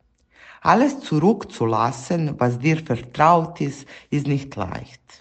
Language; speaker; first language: German; non-native, fluent; Serbian